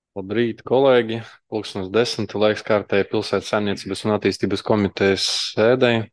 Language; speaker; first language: Latvian; non-native, local second language; Russian